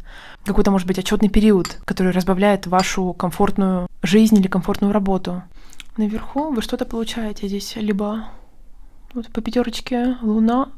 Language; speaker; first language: Russian; native; Russian